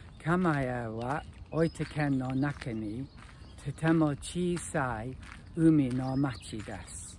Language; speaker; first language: Japanese; non-native, learner; English